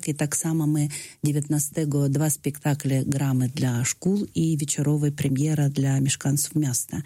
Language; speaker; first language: Polish; non-native, learner; Ukrainian